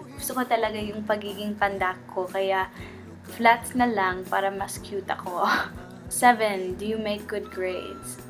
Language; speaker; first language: Filipino; early bilingual, heritage; Filipino